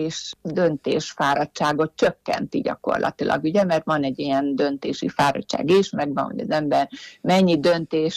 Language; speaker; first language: Hungarian; native; Hungarian